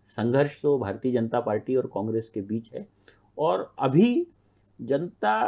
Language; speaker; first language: Hindi; native; Hindi